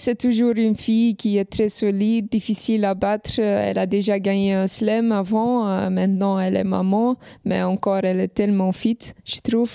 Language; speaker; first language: French; non-native, local second language; Dutch